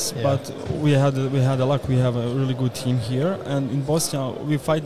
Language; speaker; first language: English; non-native, fluent; Bosnian